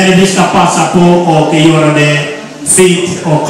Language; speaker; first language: Swedish; non-native, fluent; Lingala